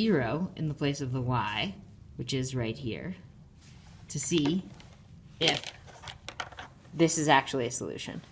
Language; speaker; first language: English; native; English